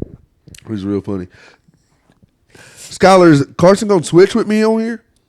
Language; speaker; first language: English; native; English